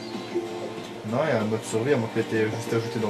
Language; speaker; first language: French; native; French